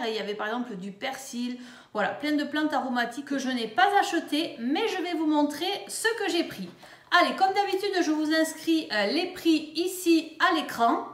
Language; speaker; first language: French; native; French